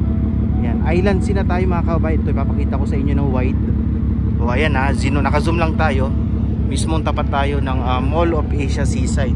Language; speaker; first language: Filipino; native; Filipino